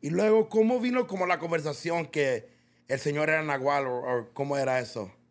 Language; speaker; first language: Spanish; early bilingual, other home language; English